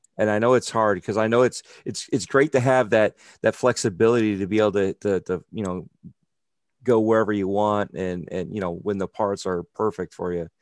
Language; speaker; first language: English; native; English